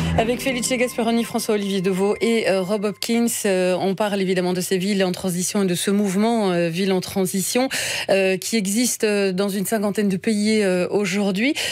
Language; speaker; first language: French; native; French